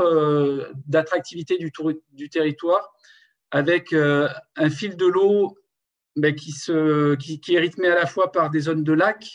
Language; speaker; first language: French; native; French